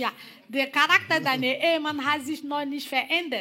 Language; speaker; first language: German; non-native, learner; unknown